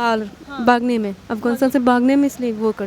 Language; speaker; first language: Hindi; non-native, learner; Persian